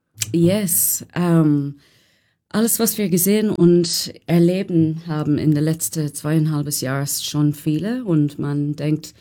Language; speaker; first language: German; non-native, learner; English